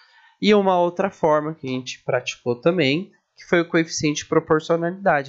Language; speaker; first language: Portuguese; native; Portuguese